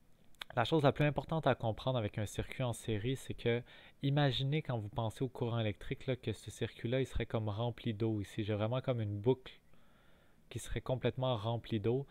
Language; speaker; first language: French; native; French